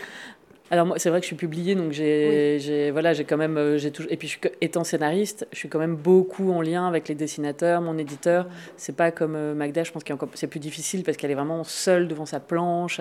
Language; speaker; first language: French; native; French